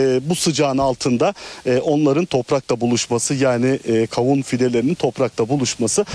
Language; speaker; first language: Turkish; native; Turkish